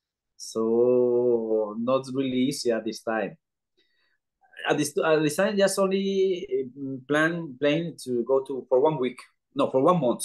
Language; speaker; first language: English; non-native, learner; Spanish